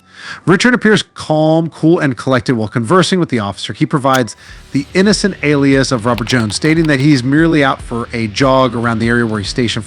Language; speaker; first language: English; native; English